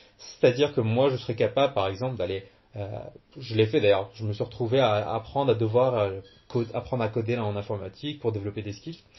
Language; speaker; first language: French; early bilingual, other home language; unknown